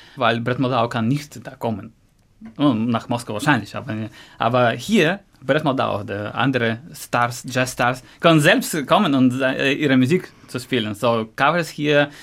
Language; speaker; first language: German; non-native, learner; Russian